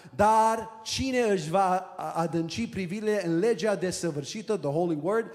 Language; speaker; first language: Romanian; early bilingual, heritage; Romanian